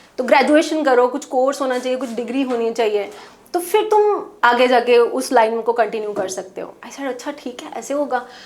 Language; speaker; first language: Hindi; non-native, local second language; Punjabi